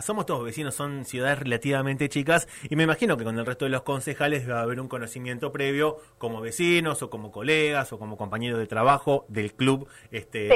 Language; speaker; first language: Spanish; native; Spanish